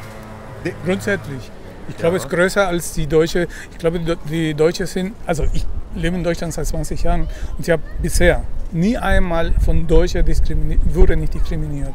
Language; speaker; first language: German; non-native, fluent; Spanish